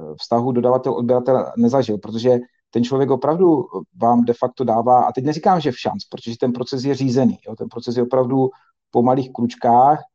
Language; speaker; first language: Czech; native; Czech